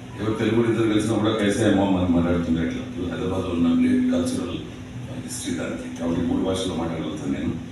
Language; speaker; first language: Telugu; native; Telugu